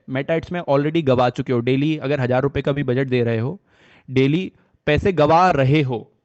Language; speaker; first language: Hindi; native; Hindi